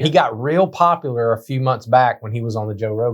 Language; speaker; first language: English; native; English